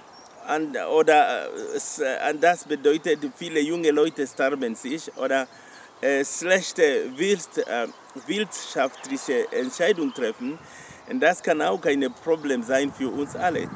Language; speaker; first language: German; non-native, learner; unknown